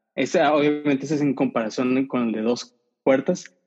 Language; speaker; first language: Spanish; early bilingual, heritage; Spanish